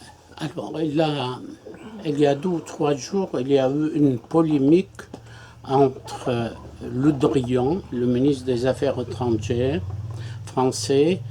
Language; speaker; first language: French; non-native, fluent; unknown